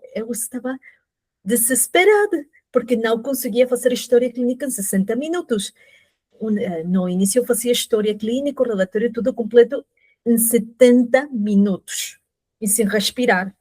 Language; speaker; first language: Portuguese; non-native, fluent; Spanish